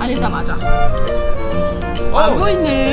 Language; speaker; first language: Korean; non-native, fluent; Portuguese